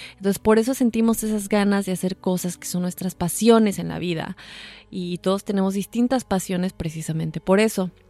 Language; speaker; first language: Spanish; native; Spanish